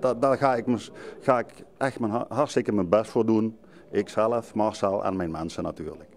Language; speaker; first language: Dutch; native; Dutch